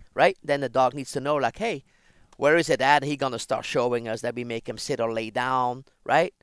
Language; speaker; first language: English; non-native, fluent; Dutch